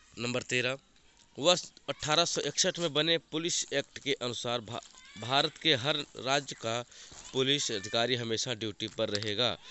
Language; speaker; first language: Hindi; native; Hindi